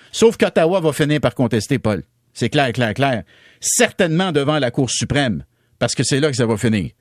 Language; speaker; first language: French; native; French